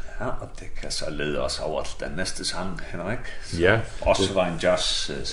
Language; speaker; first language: Danish; non-native, local second language; Faroese